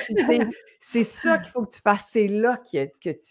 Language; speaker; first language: French; native; French